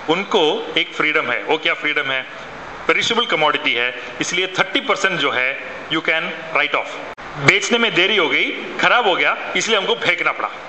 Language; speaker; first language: Hindi; non-native, local second language; Malayalam